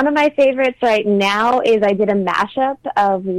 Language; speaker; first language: English; native; English